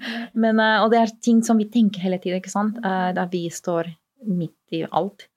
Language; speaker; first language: Norwegian; non-native, fluent; Spanish